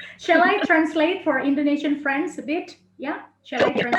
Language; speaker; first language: English; non-native, fluent; Indonesian